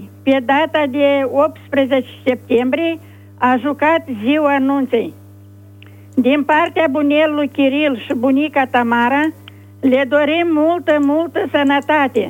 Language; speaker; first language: Romanian; native; Romanian